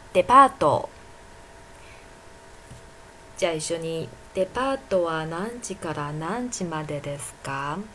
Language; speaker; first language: Japanese; non-native, fluent; Chinese